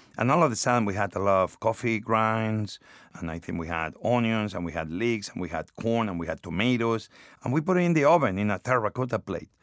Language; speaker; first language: English; non-native, fluent; Spanish